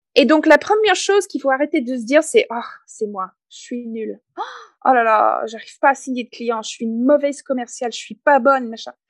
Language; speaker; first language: French; non-native, fluent; English